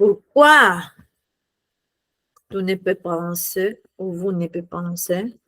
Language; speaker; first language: French; non-native, fluent; Spanish